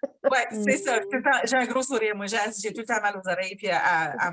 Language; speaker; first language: French; native; French